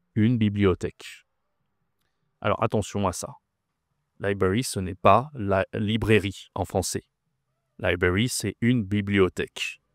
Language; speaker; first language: French; native; French